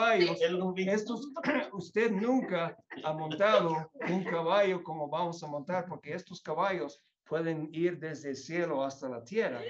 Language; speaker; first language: Spanish; non-native, fluent; English